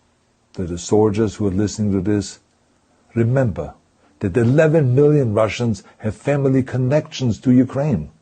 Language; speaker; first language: English; non-native, fluent; German